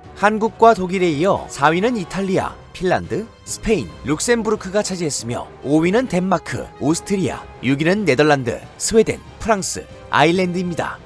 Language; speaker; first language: Korean; native; Korean